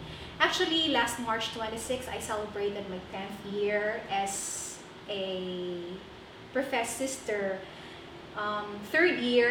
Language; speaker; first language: English; non-native, local second language; Cebuano